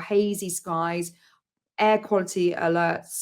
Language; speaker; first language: English; native; English